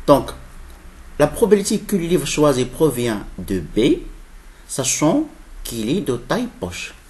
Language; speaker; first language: French; non-native, local second language; Arabic